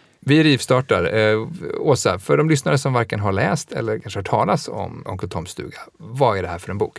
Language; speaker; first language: Swedish; native; Swedish